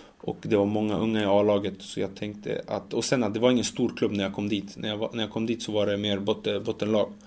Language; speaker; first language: Swedish; early bilingual, other home language; Macedonian